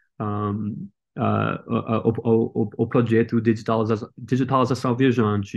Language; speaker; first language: Portuguese; non-native, learner; English